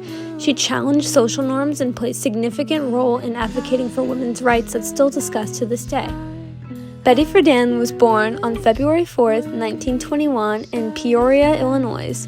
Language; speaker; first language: English; native; English